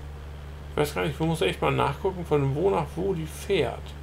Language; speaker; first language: German; native; German